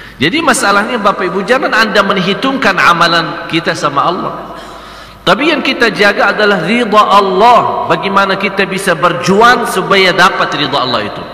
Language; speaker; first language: Malay; non-native, fluent; Arabic